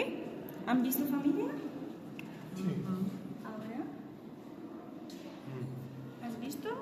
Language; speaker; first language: Spanish; non-native, fluent; Arabic